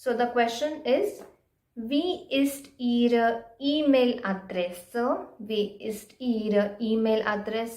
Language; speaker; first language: German; non-native, fluent; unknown